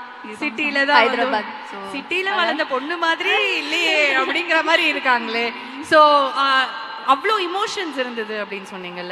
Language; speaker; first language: Tamil; native; Tamil